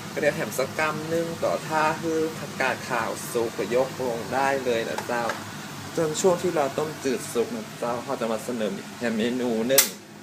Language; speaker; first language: Thai; native; Thai